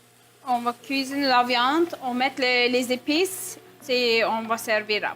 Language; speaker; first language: French; non-native, learner; Turkish